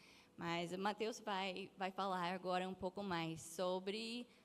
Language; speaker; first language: Portuguese; non-native, fluent; English